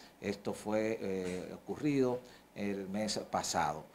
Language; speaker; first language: Spanish; native; Spanish